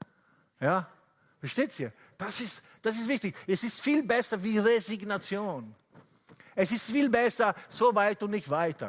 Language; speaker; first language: German; non-native, fluent; Italian